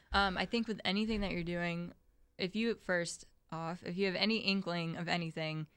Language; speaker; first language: English; native; English